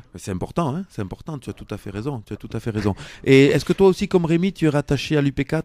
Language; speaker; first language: French; native; French